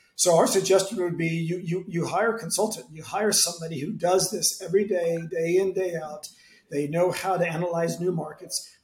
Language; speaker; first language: English; native; English